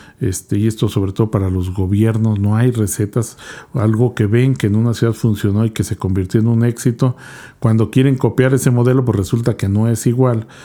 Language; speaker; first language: Spanish; native; Spanish